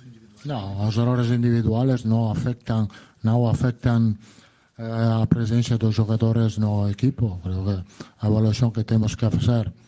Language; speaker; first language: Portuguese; non-native, learner; Italian